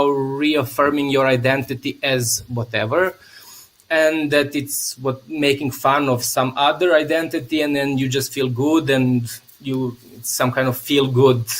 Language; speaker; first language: English; non-native, fluent; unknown